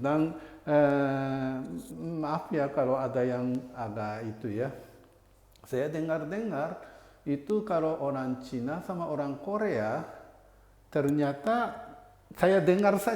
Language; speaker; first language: Indonesian; non-native, fluent; Japanese